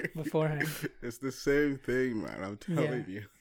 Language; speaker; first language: English; early bilingual, other home language; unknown